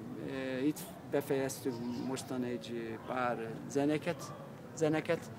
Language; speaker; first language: Hungarian; early bilingual, heritage; Hungarian